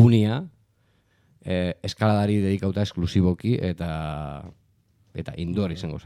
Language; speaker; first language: Basque; native; Basque